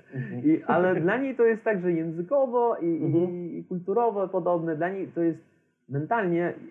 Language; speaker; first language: Polish; non-native, fluent; Romanian